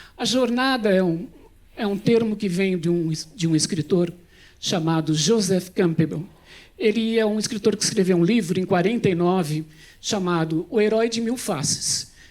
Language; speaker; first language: Portuguese; native; Portuguese